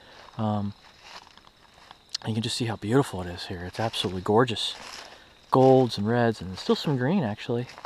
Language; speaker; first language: English; native; English